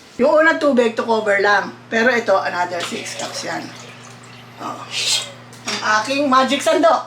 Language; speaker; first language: Filipino; native; Filipino